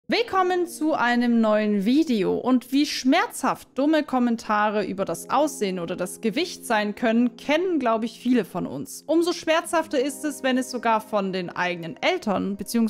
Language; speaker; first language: German; native; German